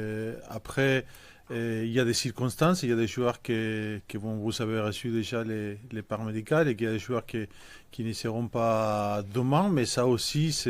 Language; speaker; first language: French; non-native, fluent; Spanish